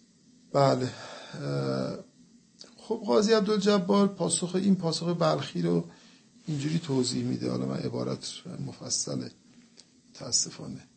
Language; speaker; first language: Persian; native; Persian